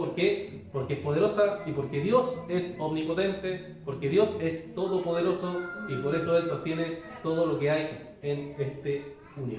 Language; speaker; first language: Spanish; native; Spanish